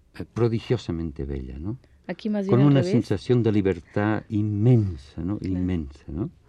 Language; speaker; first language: Spanish; native; Spanish